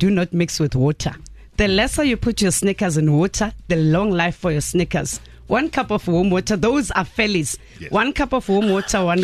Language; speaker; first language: English; non-native, local second language; Zulu